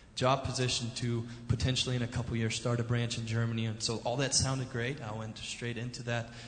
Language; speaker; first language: English; early bilingual, other home language; German